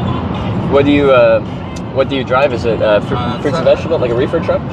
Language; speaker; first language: English; native; English